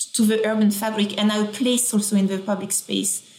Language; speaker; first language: English; non-native, fluent; French